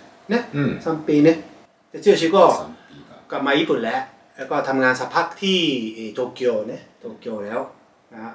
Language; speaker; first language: Thai; non-native, fluent; Japanese